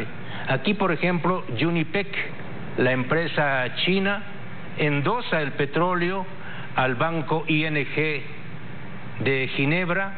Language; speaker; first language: Spanish; native; Spanish